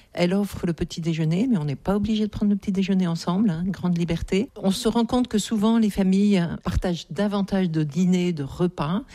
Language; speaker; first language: French; native; French